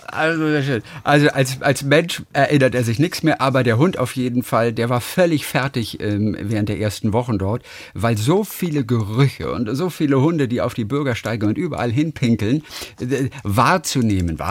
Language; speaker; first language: German; native; German